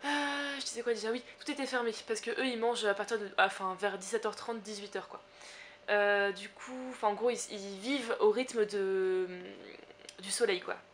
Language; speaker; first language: French; native; French